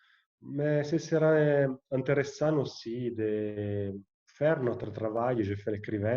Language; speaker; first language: French; non-native, fluent; Italian